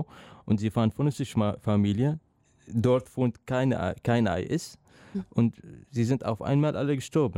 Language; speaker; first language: German; non-native, learner; Arabic